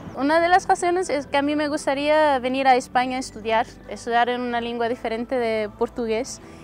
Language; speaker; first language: Spanish; non-native, fluent; Kabuverdianu